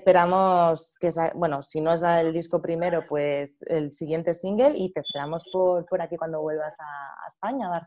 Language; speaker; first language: Spanish; native; Spanish